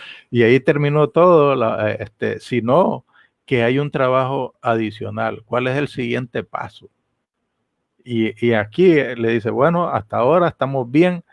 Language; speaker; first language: Spanish; native; Spanish